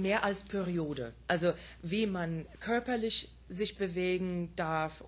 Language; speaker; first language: German; non-native, fluent; English